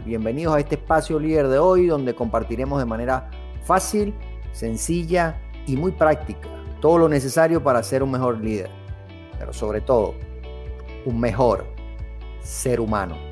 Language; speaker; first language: Spanish; native; Spanish